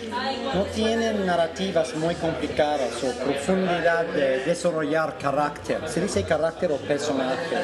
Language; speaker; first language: Spanish; non-native, fluent; English